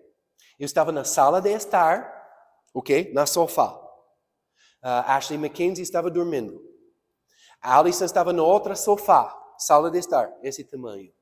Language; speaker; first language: Portuguese; non-native, fluent; English